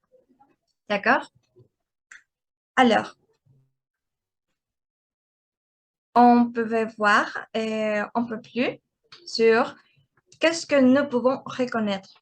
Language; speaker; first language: French; non-native, learner; Spanish